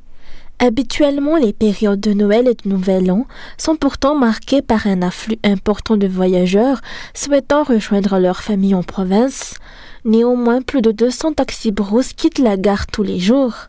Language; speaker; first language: French; non-native, local second language; Malagasy